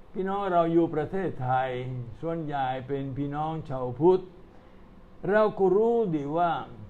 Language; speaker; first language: Thai; non-native, fluent; Italian